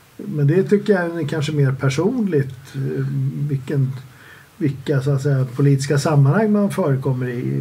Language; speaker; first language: Swedish; native; Swedish